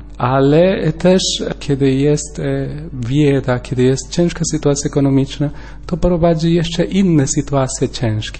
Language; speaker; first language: Polish; non-native, learner; Spanish